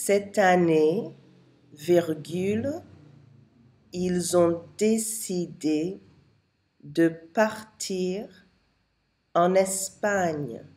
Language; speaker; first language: French; non-native, fluent; English